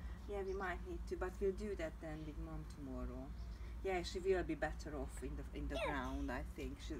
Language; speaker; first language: English; non-native, fluent; Hungarian